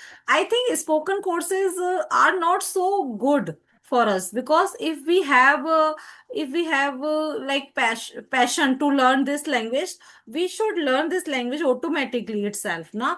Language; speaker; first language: English; non-native, learner; Hindi